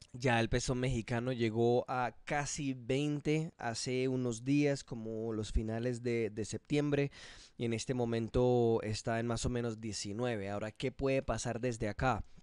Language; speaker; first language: Spanish; early bilingual, heritage; English